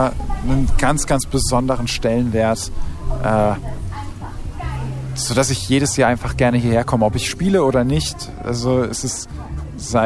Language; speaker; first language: German; native; German